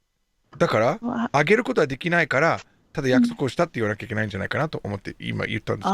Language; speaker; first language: Japanese; non-native, fluent; English